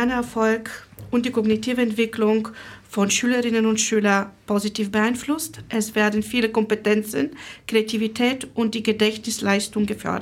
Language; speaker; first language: German; non-native, fluent; Bulgarian